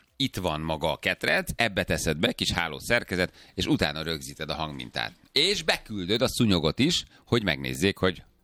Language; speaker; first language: Hungarian; native; Hungarian